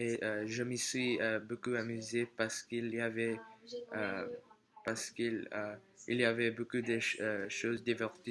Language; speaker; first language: French; non-native, learner; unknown